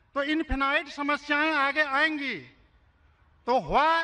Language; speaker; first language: Hindi; native; Hindi